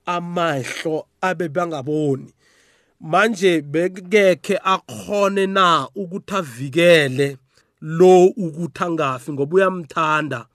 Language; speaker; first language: Zulu; non-native, local second language; South Ndebele